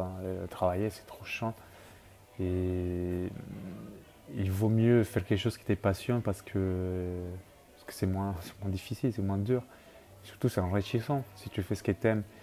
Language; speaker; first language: French; non-native, fluent; Spanish